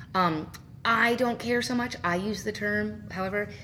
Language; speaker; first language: English; native; English